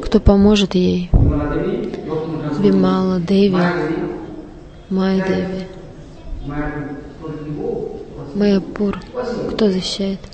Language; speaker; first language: Russian; non-native, learner; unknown